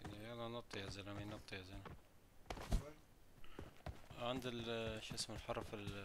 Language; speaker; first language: Arabic; native; Arabic